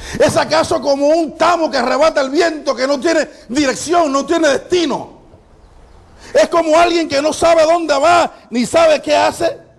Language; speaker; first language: Spanish; native; Spanish